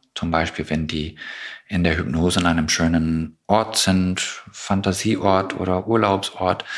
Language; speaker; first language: German; non-native, fluent; English